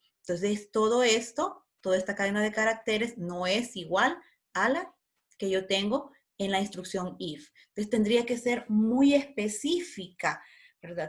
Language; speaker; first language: Spanish; native; Spanish